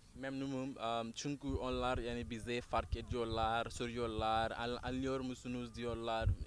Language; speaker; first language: Turkish; non-native, learner; Tswana